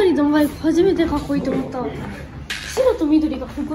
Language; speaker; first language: Japanese; native; Japanese